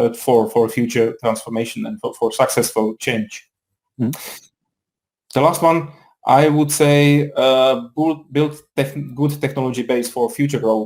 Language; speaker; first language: English; non-native, fluent; Czech